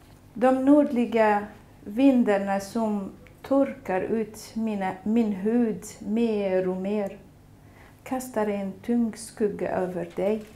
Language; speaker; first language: Swedish; non-native, fluent; Kurdish